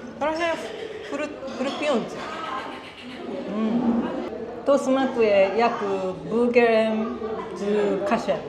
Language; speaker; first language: Polish; non-native, learner; Japanese